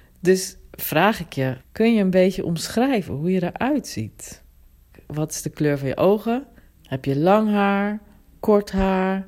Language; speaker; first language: Dutch; native; Dutch